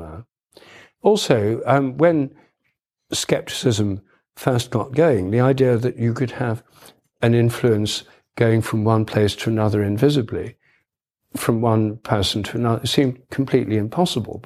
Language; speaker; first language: English; native; English